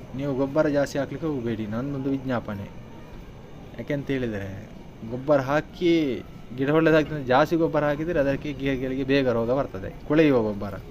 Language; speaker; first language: Kannada; non-native, local second language; Tulu